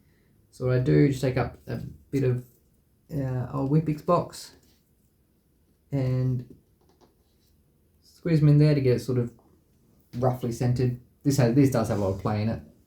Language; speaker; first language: English; native; English